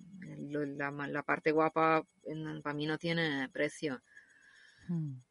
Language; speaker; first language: Spanish; non-native, fluent; Italian